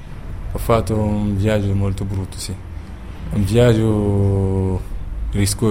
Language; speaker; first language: Italian; non-native, learner; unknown